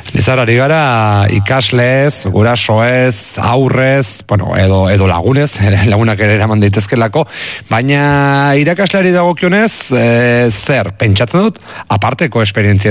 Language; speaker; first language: Basque; native; Basque